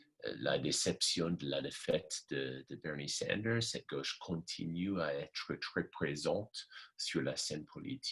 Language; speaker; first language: French; non-native, fluent; English